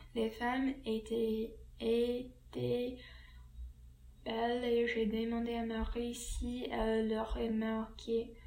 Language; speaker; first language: French; non-native, learner; English